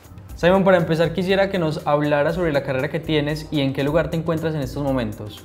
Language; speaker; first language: Spanish; native; Spanish